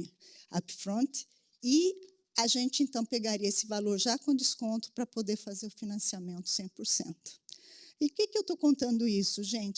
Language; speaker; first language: Portuguese; native; Portuguese